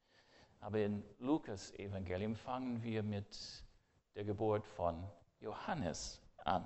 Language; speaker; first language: German; non-native, fluent; English